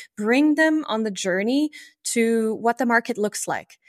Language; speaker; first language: English; non-native, fluent; French